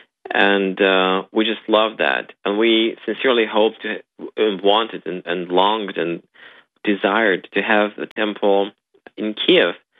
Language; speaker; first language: English; non-native, fluent; Ukrainian